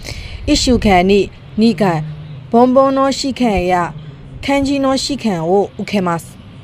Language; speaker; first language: Japanese; non-native, learner; Burmese